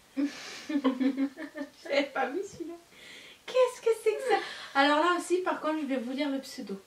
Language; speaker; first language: French; native; French